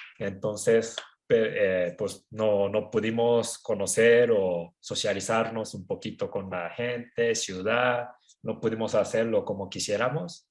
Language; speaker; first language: Spanish; non-native, fluent; Japanese